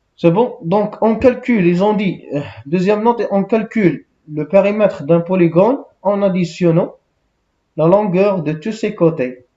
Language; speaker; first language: French; non-native, local second language; Arabic